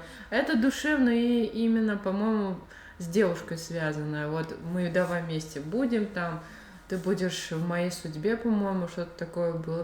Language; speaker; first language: Russian; native; Russian